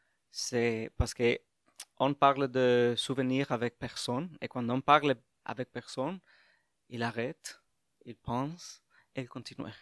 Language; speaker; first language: French; non-native, learner; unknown